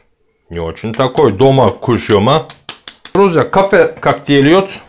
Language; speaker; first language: Russian; non-native, learner; Turkish